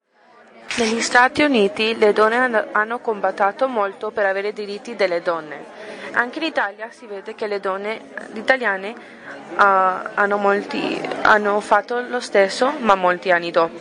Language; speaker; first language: Italian; non-native, learner; English